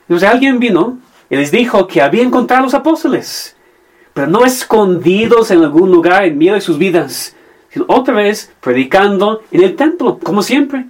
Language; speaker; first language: Spanish; non-native, fluent; English